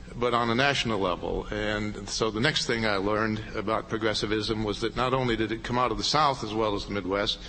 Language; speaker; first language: English; native; English